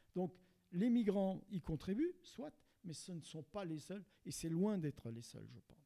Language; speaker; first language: French; native; French